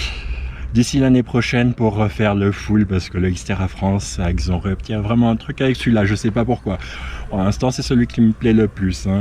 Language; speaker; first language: French; native; French